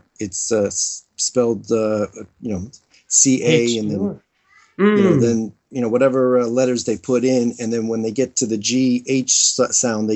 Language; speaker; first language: English; native; English